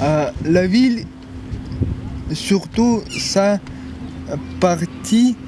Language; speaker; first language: French; non-native, fluent; Russian